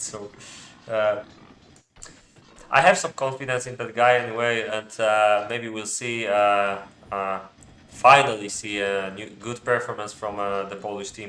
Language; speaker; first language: English; non-native, fluent; Polish